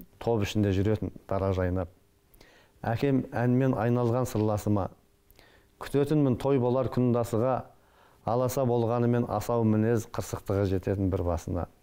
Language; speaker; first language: Kazakh; native; Kazakh